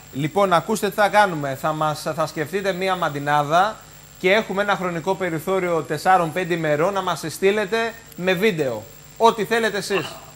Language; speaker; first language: Greek; native; Greek